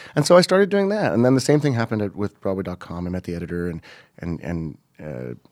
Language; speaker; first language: English; native; English